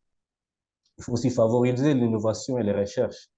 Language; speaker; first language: French; non-native, local second language; Lingala